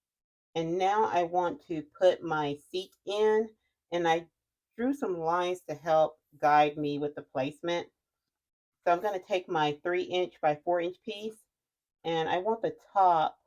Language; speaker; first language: English; native; English